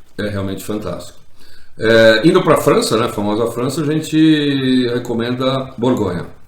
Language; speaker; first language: Portuguese; native; Portuguese